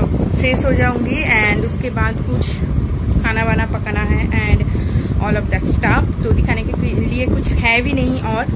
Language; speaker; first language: Hindi; non-native, local second language; Bangla